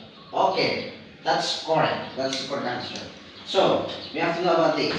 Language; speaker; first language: English; non-native, learner; Indonesian